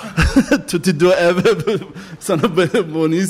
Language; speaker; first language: Italian; non-native, learner; Persian